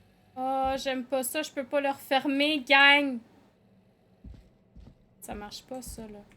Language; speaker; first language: French; native; French